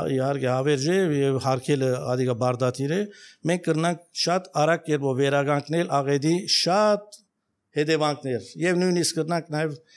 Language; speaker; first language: Armenian; early bilingual, heritage; Armenian